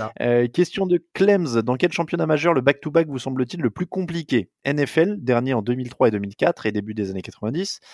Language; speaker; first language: French; native; French